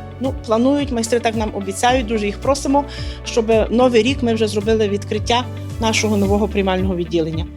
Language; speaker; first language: Ukrainian; native; Ukrainian